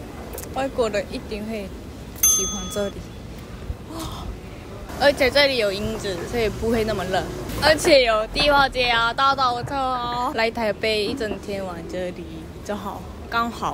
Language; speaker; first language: Chinese; non-native, learner; Korean